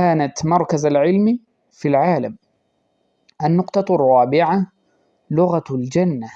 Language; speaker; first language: Arabic; non-native, fluent; Pashto